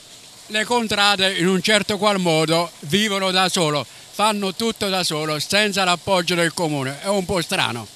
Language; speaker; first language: Italian; native; Italian